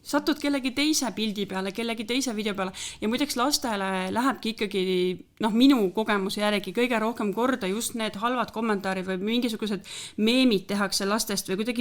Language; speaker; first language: Estonian; native; Estonian